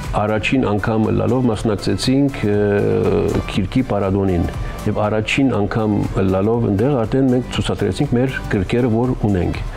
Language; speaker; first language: Armenian; native; Armenian